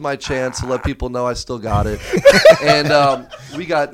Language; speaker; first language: English; native; English